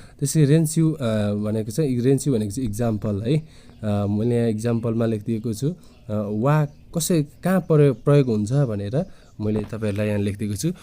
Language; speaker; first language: Nepali; native; Nepali